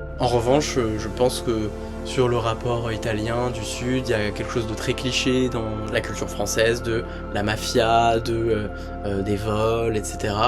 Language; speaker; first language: French; native; French